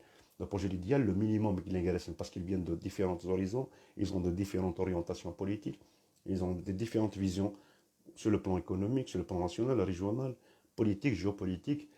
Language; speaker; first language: French; non-native, local second language; Kabyle